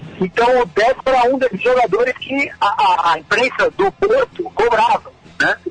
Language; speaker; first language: Portuguese; native; Portuguese